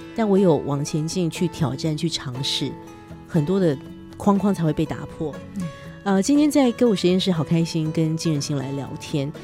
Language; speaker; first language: Chinese; non-native, fluent; Korean